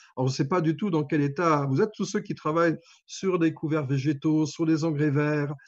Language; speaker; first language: French; native; French